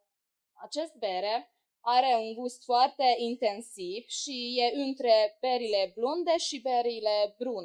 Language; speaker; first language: Romanian; non-native, local second language; Hungarian